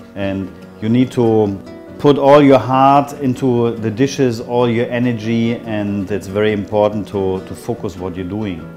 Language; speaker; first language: English; non-native, fluent; German